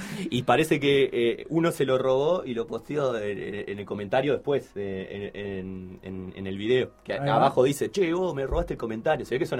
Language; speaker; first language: Spanish; native; Spanish